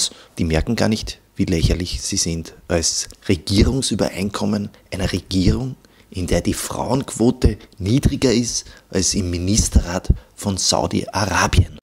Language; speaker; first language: German; native; German